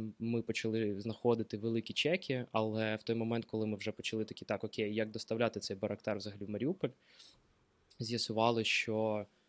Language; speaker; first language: Ukrainian; non-native, local second language; Russian